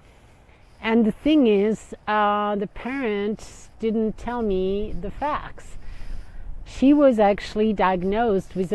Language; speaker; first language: English; non-native, fluent; French